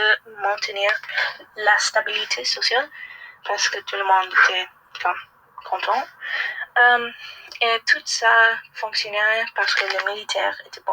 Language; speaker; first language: French; non-native, learner; English